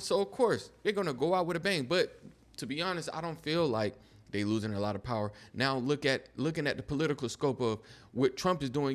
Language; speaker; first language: English; native; English